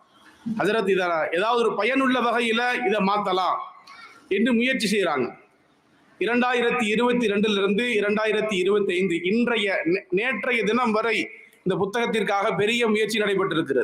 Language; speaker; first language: Tamil; native; Tamil